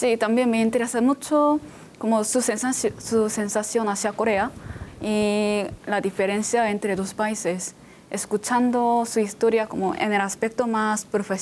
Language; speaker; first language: Spanish; non-native, fluent; Korean